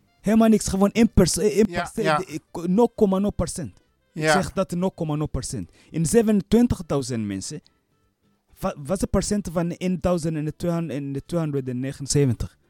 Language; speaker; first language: Dutch; non-native, learner; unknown